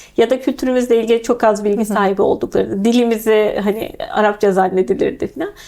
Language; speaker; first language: Turkish; native; Turkish